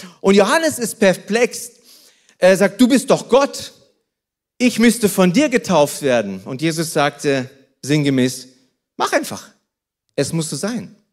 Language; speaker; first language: German; early bilingual, other home language; Russian